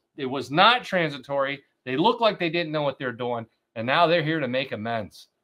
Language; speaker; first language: English; native; English